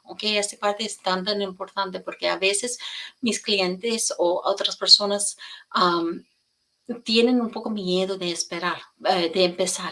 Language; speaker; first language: Spanish; non-native, fluent; English